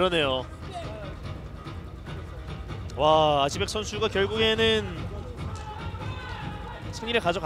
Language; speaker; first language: Korean; native; Korean